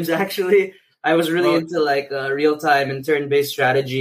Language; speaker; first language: English; non-native, local second language; Filipino